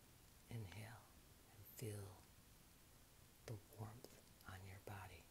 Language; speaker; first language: English; native; English